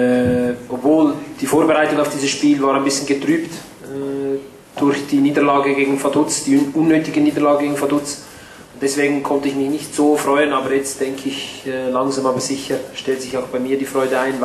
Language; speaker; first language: German; early bilingual, other home language; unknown